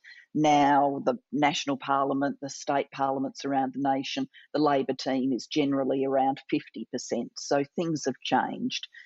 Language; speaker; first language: English; native; English